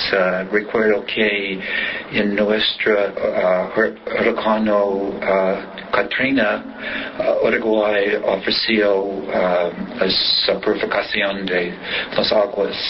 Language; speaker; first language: Spanish; non-native, learner; English